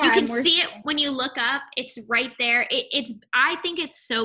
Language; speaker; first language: English; native; English